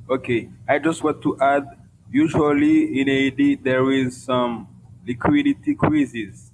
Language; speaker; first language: English; non-native, local second language; Haitian Creole